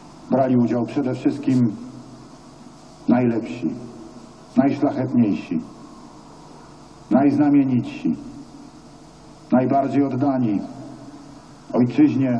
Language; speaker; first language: Polish; native; Polish